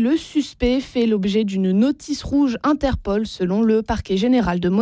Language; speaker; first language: French; native; French